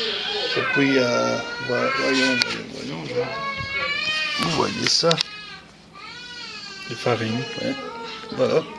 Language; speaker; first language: French; non-native, fluent; Spanish